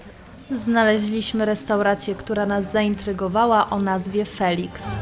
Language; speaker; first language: Polish; native; Polish